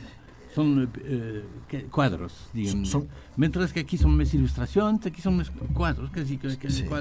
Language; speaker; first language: Catalan; non-native, learner; French